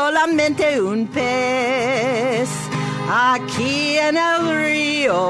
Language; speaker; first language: Spanish; non-native, learner; English